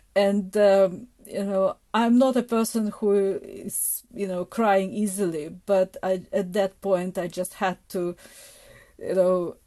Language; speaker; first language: English; non-native, fluent; Ukrainian